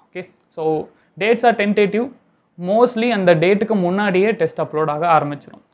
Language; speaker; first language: English; non-native, local second language; Tamil